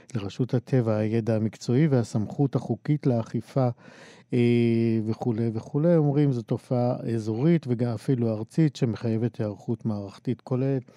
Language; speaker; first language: Hebrew; native; Hebrew